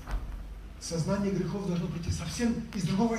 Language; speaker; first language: Russian; native; Russian